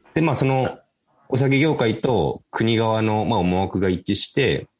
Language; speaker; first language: Japanese; native; Japanese